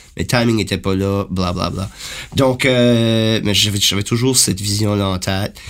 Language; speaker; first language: French; native; French